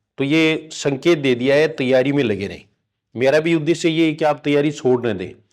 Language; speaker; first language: Hindi; native; Hindi